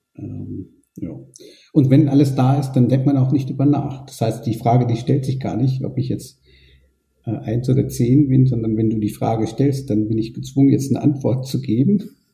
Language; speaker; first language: German; early bilingual, other home language; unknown